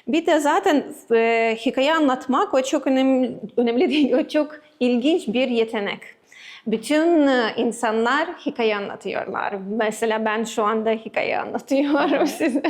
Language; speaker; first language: Turkish; non-native, learner; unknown